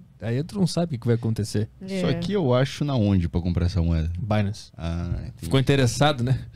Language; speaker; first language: Portuguese; native; Portuguese